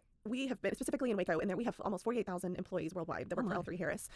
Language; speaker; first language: English; native; English